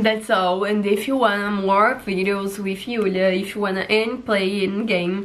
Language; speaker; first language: English; non-native, learner; Portuguese